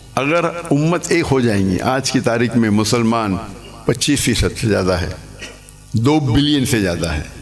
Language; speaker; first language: Urdu; non-native, local second language; English